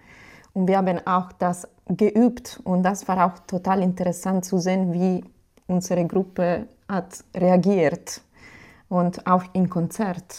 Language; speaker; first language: German; non-native, fluent; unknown